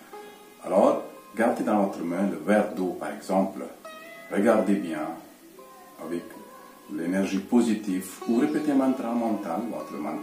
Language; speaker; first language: French; non-native, fluent; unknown